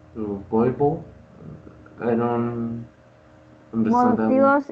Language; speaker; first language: English; non-native, learner; Spanish